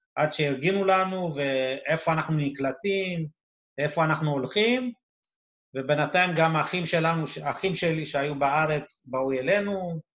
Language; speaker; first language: Hebrew; early bilingual, other home language; Amharic